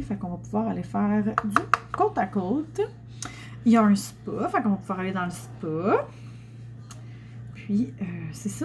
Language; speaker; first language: French; native; French